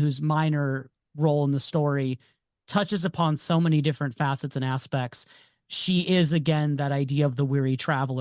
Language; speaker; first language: English; native; English